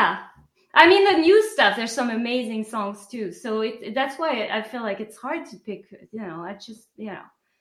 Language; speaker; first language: English; non-native, fluent; French